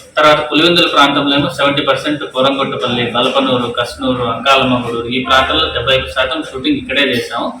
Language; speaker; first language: Telugu; native; Telugu